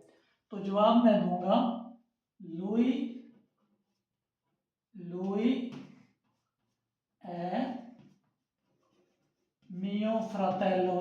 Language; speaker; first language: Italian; non-native, learner; Urdu